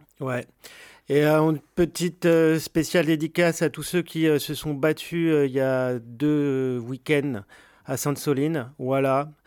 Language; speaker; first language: French; native; French